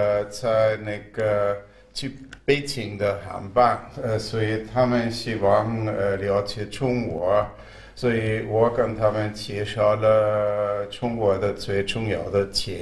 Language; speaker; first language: Chinese; non-native, fluent; German